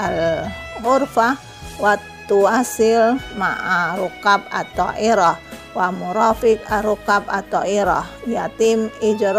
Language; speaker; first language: Arabic; non-native, fluent; Indonesian